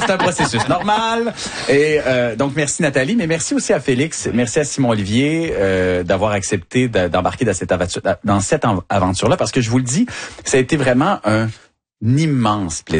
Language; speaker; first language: French; native; French